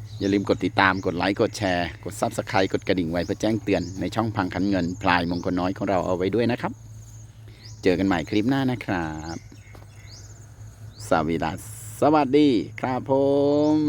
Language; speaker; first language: Thai; native; Thai